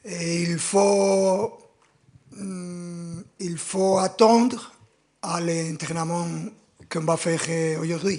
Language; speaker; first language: French; non-native, fluent; Spanish